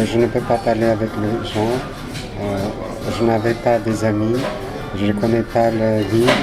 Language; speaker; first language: French; non-native, fluent; Albanian